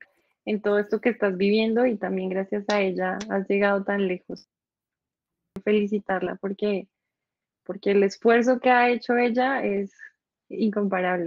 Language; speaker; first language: Spanish; native; Spanish